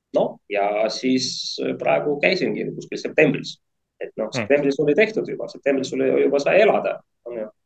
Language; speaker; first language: Estonian; non-native, local second language; Russian